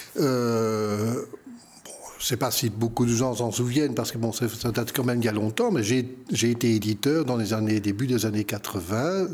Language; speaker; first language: French; non-native, local second language; Dutch